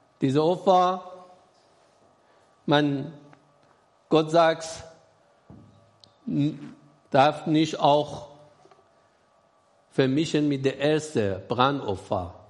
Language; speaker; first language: German; non-native, learner; Persian